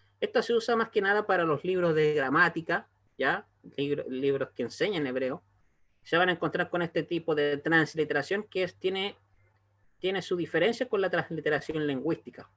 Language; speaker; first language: Spanish; native; Spanish